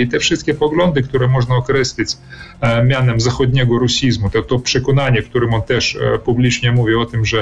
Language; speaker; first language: Polish; early bilingual, heritage; Polish